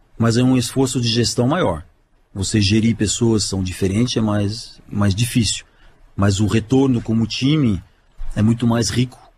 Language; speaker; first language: Portuguese; non-native, fluent; French